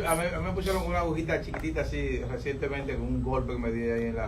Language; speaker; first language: Spanish; native; Spanish